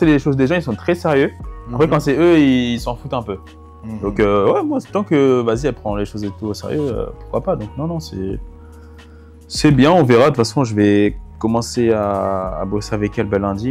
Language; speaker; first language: French; native; French